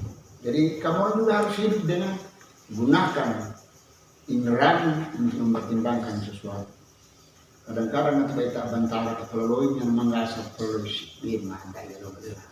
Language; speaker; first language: Indonesian; non-native, local second language; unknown